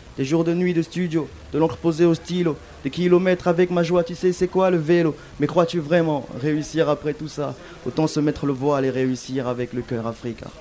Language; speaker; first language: French; early bilingual, other home language; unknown